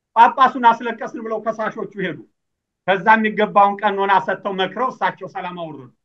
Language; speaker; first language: Amharic; native; Amharic